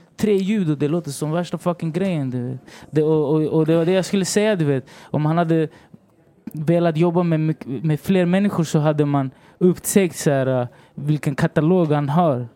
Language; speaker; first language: Swedish; early bilingual, other home language; Spanish